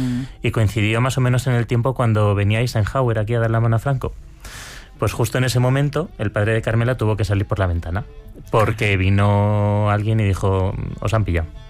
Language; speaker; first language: Spanish; native; Spanish